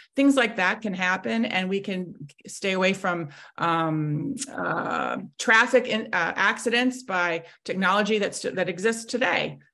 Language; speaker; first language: English; native; English